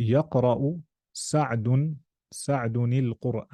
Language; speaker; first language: Arabic; non-native, fluent; English